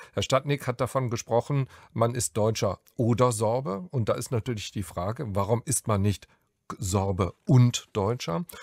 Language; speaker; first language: German; native; German